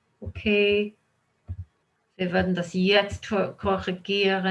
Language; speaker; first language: German; non-native, fluent; English